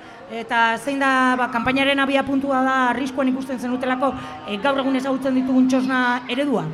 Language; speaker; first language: Basque; native; Basque